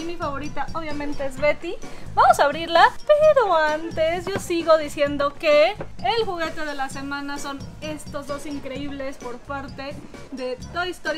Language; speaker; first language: Spanish; native; Spanish